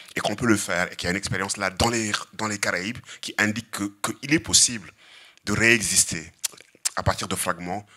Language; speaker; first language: French; non-native, local second language; Serer